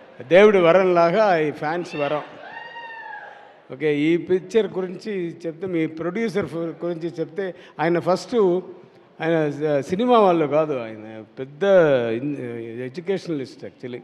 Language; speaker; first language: Telugu; non-native, learner; Tamil